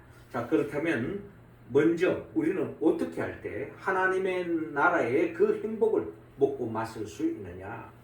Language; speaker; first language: Korean; native; Korean